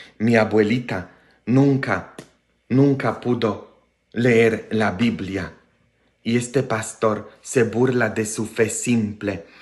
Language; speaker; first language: Spanish; non-native, fluent; Polish